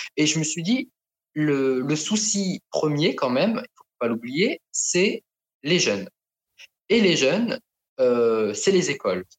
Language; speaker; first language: French; native; French